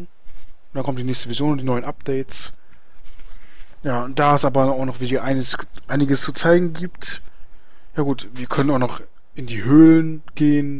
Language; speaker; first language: German; native; German